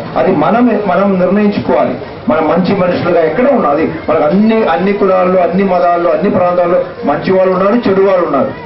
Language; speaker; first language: Telugu; non-native, fluent; Malayalam